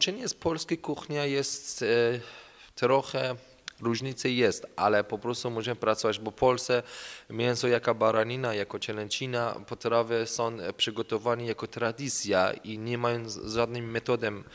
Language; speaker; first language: Polish; non-native, learner; Persian